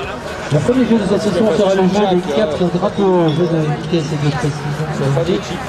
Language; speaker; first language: French; native; French